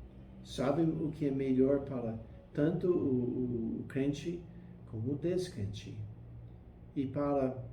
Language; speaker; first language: Portuguese; non-native, fluent; English